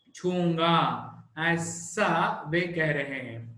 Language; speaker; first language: Hindi; non-native, local second language; Telugu